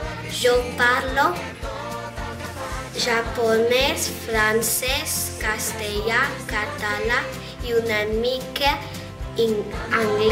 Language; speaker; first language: Catalan; early bilingual, other home language; Japanese